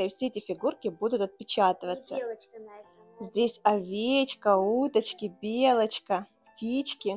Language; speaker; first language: Russian; native; Russian